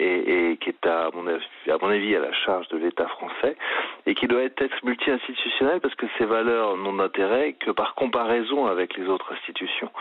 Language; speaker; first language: French; native; French